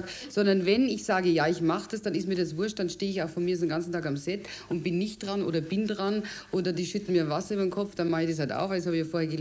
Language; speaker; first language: German; native; German